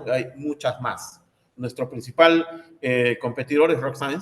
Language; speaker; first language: Spanish; native; Spanish